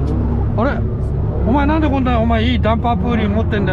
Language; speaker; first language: Japanese; native; Japanese